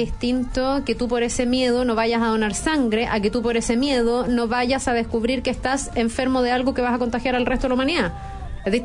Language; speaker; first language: Spanish; native; Spanish